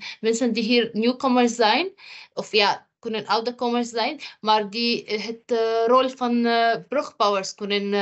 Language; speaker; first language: Dutch; non-native, fluent; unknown